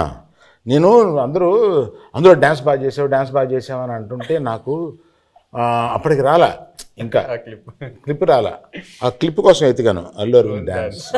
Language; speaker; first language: Telugu; native; Telugu